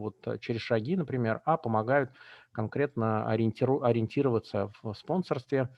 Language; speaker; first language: Russian; native; Russian